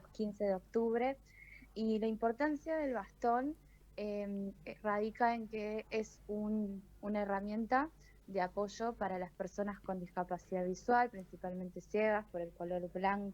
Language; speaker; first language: Spanish; native; Spanish